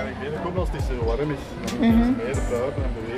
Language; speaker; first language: Dutch; non-native, learner; Thai